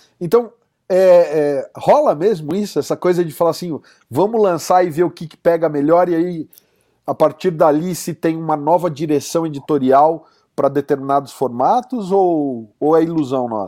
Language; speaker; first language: Portuguese; native; Portuguese